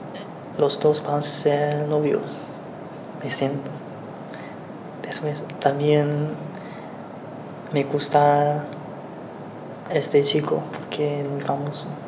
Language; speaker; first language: Spanish; non-native, learner; Chinese